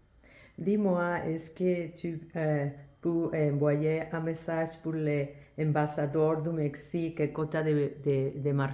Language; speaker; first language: French; non-native, learner; Spanish